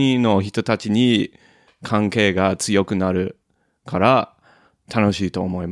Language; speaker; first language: Japanese; non-native, learner; English